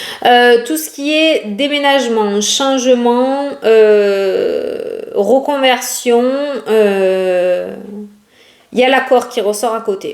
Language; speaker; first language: French; native; French